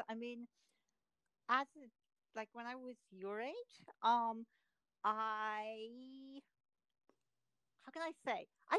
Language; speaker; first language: English; native; English